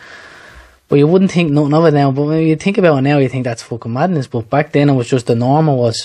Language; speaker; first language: English; native; English